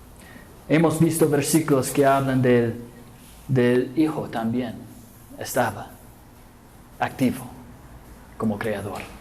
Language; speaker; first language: Spanish; non-native, fluent; English